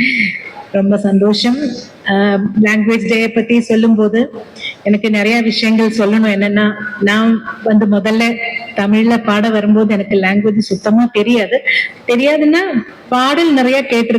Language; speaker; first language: Tamil; non-native, local second language; Malayalam